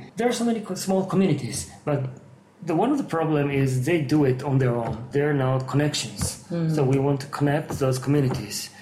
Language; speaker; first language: English; non-native, fluent; Japanese